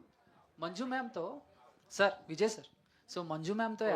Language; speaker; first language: Telugu; native; Telugu